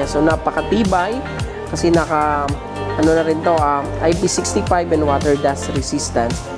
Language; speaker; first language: Filipino; native; Filipino